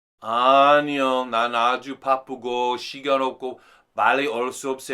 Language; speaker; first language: Korean; non-native, fluent; English